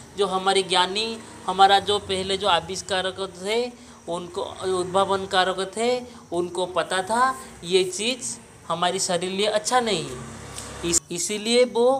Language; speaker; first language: Hindi; non-native, local second language; Odia